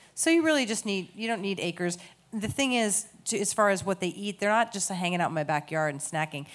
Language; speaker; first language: English; native; English